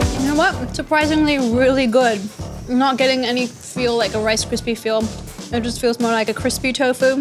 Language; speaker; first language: English; non-native, local second language; Cantonese